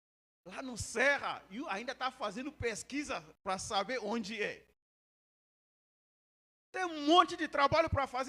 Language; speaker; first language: Portuguese; non-native, learner; Yoruba